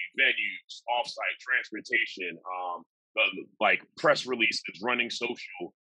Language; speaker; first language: English; native; English